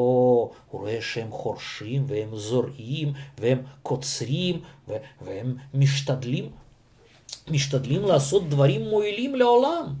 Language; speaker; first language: Hebrew; non-native, fluent; Russian